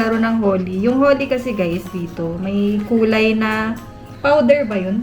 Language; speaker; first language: Filipino; native; Filipino